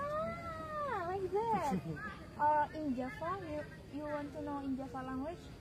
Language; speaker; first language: English; non-native, learner; Javanese